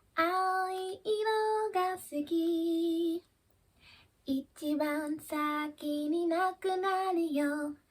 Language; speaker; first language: Japanese; early bilingual, heritage; Japanese